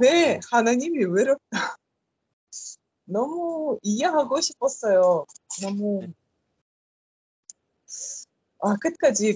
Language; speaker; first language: Korean; non-native, learner; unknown